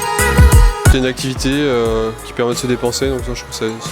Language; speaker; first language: French; native; French